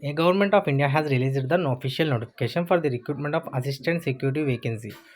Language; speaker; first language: English; non-native, local second language; Telugu